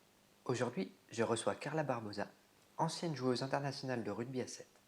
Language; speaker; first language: French; native; French